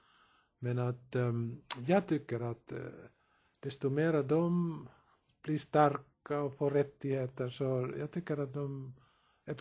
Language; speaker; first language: Swedish; non-native, local second language; Finnish